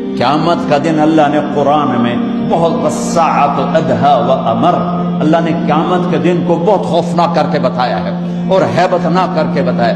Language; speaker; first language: Urdu; non-native, local second language; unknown